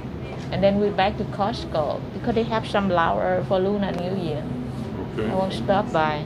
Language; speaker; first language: English; non-native, learner; Vietnamese